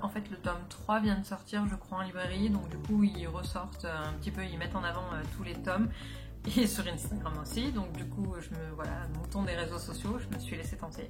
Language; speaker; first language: French; native; French